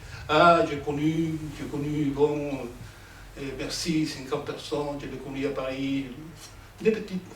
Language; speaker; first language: French; non-native, fluent; Spanish